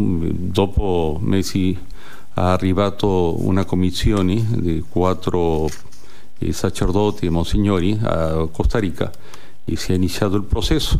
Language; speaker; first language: Italian; non-native, learner; Spanish